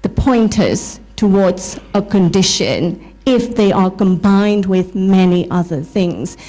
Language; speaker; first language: English; non-native, fluent; Burmese